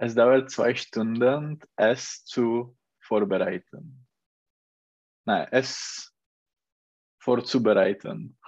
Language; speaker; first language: German; non-native, learner; Czech